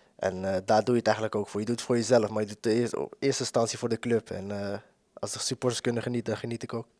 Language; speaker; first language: Dutch; native; Dutch